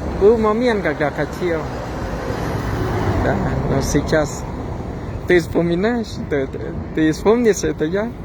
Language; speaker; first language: Russian; non-native, fluent; Thai